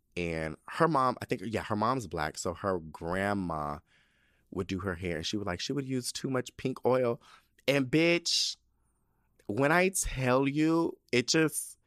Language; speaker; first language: English; early bilingual, other home language; Spanish